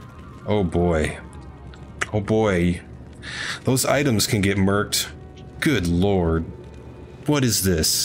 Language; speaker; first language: English; native; English